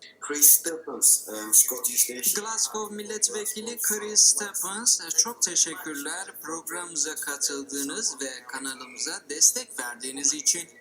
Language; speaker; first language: Turkish; native; Turkish